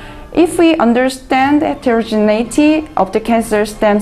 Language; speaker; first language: English; non-native, learner; Korean